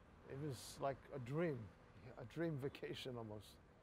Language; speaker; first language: English; non-native, fluent; Polish